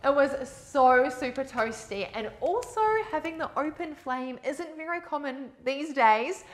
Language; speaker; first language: English; native; English